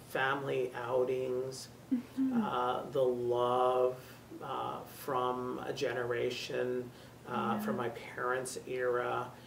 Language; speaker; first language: English; native; English